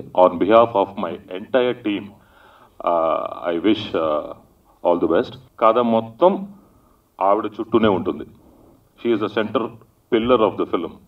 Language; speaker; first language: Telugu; native; Telugu